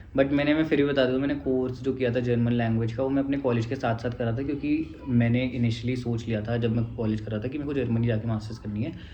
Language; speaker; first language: Hindi; native; Hindi